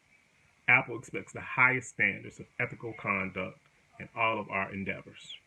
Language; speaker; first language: English; native; English